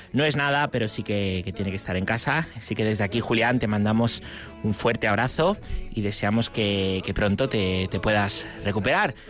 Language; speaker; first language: Spanish; native; Spanish